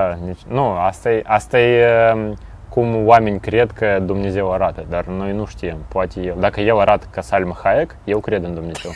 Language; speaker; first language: Romanian; non-native, local second language; Russian